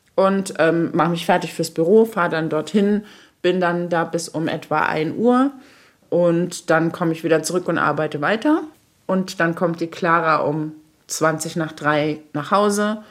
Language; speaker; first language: German; native; German